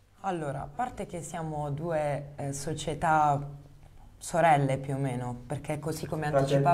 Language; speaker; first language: Italian; native; Italian